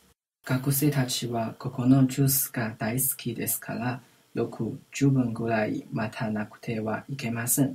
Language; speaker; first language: Japanese; non-native, learner; English